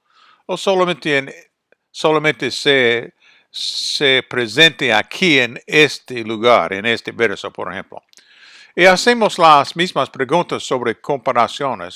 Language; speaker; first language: Spanish; non-native, fluent; English